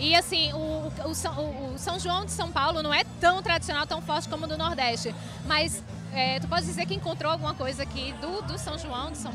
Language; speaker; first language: Portuguese; native; Portuguese